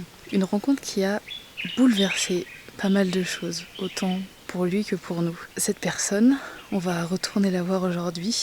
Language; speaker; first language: French; native; French